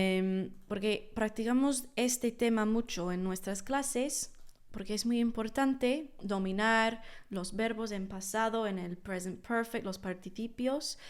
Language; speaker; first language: Spanish; non-native, fluent; English